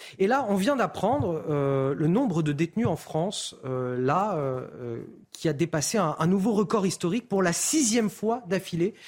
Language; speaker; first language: French; native; French